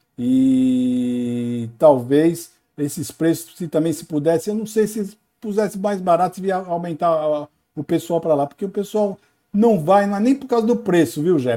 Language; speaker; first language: Portuguese; native; Portuguese